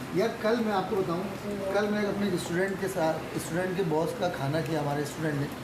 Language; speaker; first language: Urdu; native; Urdu